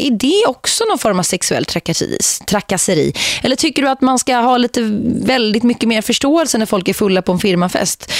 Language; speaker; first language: Swedish; native; Swedish